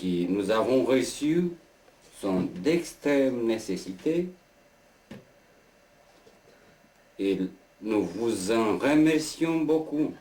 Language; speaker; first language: French; non-native, learner; Romanian